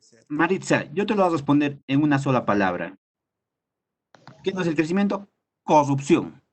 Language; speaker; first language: Spanish; native; Spanish